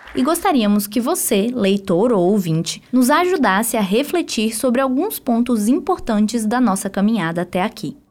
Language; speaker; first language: Portuguese; native; Portuguese